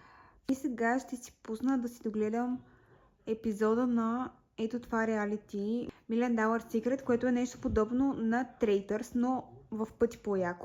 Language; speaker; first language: Bulgarian; native; Bulgarian